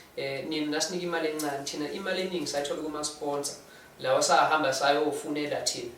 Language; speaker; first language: Zulu; non-native, local second language; English